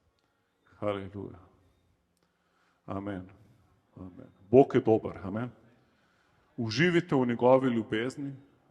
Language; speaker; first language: Slovenian; native; Slovenian